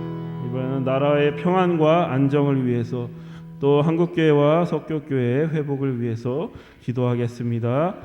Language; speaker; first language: Korean; native; Korean